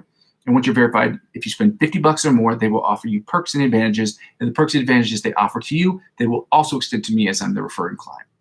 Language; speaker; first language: English; native; English